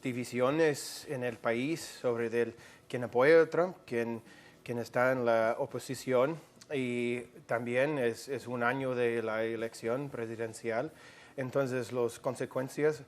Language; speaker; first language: Spanish; non-native, fluent; English